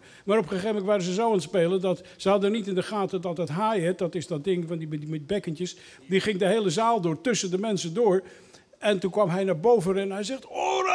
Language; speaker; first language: Dutch; native; Dutch